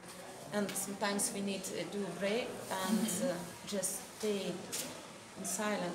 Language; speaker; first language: English; non-native, learner; Lithuanian